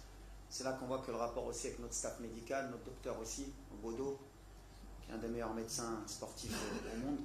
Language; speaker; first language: French; native; French